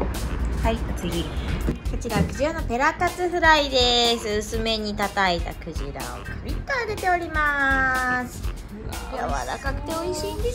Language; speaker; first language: Japanese; native; Japanese